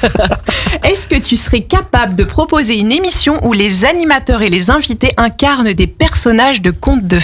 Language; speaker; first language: French; native; French